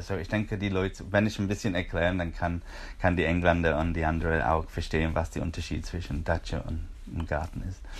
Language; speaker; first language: German; non-native, fluent; English